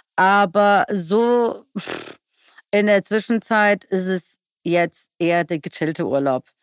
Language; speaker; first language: German; early bilingual, other home language; Persian